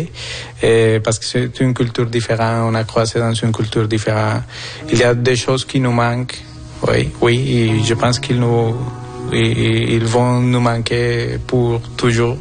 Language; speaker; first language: French; non-native, fluent; Spanish